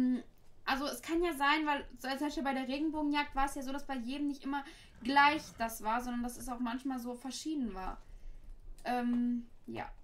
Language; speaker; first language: German; native; German